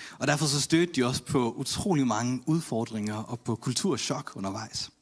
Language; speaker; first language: Danish; early bilingual, other home language; Tamil